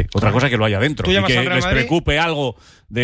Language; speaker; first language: Spanish; native; Spanish